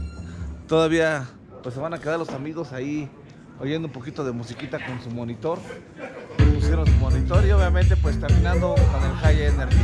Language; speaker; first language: Spanish; native; Spanish